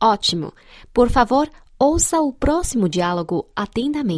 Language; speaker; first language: Portuguese; non-native, fluent; Chinese